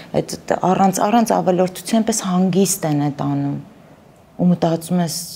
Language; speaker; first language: Armenian; native; Armenian